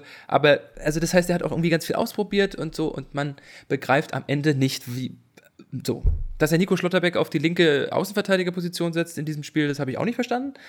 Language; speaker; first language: German; native; German